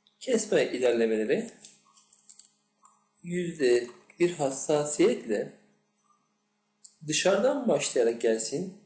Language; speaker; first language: Turkish; native; Turkish